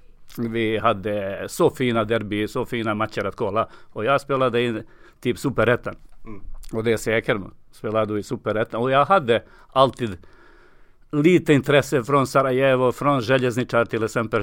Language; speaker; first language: Swedish; non-native, fluent; Serbian